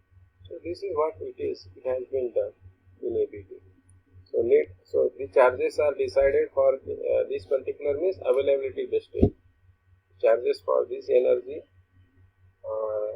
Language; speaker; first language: English; non-native, local second language; Marathi